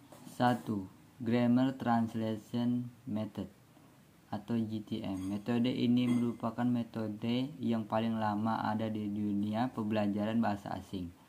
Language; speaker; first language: Indonesian; native; Indonesian